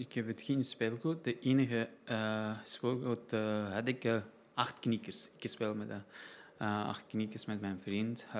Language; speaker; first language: Dutch; non-native, learner; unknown